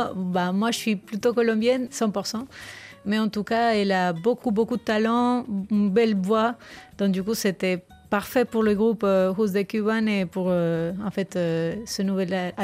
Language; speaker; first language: French; non-native, fluent; Spanish